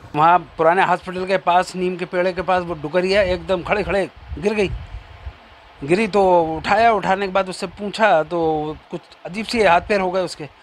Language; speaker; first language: Hindi; native; Hindi